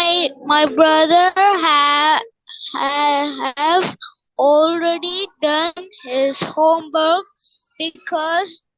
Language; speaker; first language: English; non-native, learner; Tamil